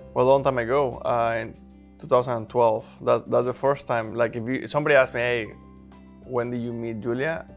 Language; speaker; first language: English; non-native, fluent; Spanish